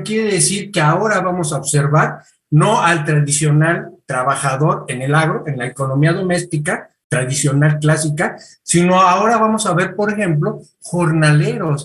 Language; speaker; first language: Spanish; native; Spanish